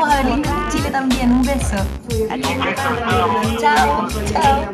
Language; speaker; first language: Spanish; native; Spanish